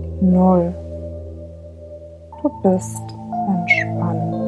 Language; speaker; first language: German; native; German